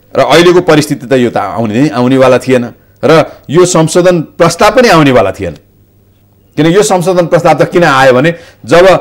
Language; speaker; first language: Nepali; native; Nepali